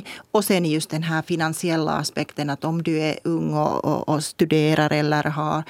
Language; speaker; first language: Swedish; non-native, local second language; Finnish